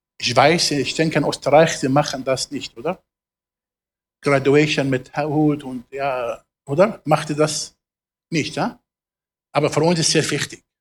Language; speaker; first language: German; non-native, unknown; Arabic